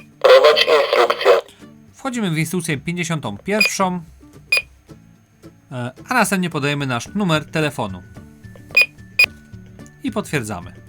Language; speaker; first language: Polish; native; Polish